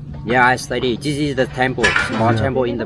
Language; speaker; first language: English; non-native, learner; Vietnamese